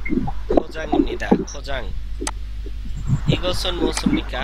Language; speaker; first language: Korean; non-native, fluent; Bangla